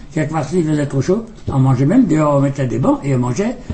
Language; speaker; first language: French; native; French